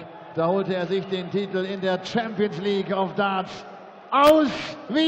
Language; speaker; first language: German; native; German